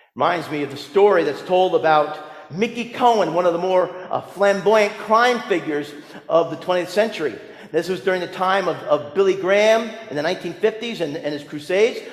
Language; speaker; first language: English; native; English